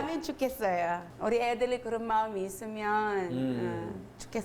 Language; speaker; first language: Korean; non-native, learner; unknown